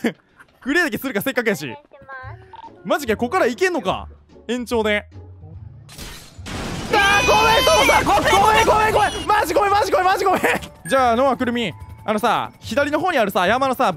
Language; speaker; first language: Japanese; native; Japanese